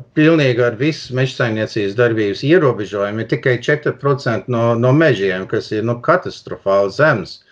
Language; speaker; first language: Latvian; early bilingual, heritage; Latvian